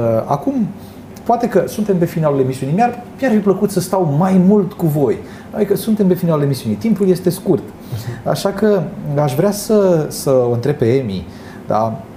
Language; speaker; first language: Romanian; native; Romanian